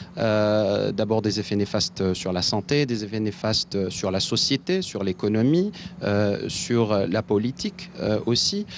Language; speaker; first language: French; non-native, local second language; Arabic